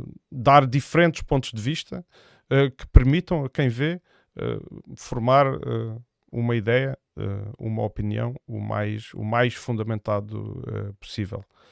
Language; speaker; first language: Portuguese; native; Portuguese